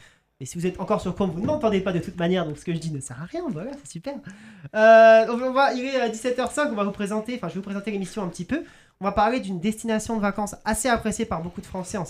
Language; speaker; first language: French; native; French